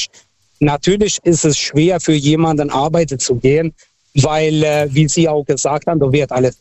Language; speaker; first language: German; non-native, local second language; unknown